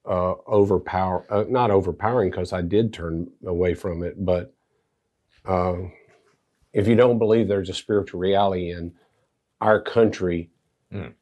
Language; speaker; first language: English; native; English